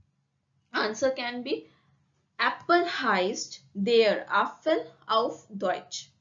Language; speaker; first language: German; non-native, learner; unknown